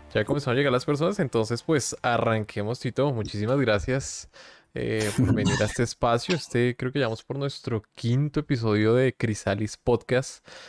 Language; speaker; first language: Spanish; native; Spanish